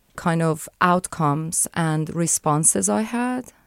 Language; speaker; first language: English; non-native, fluent; Persian